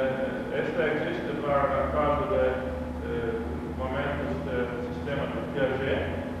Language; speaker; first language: Portuguese; non-native, learner; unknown